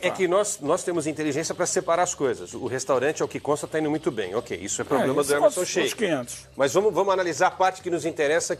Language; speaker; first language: Portuguese; native; Portuguese